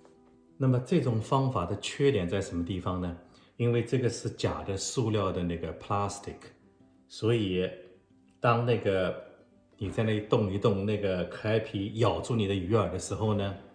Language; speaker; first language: Chinese; native; Chinese